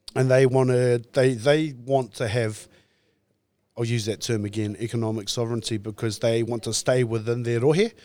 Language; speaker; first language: English; native; English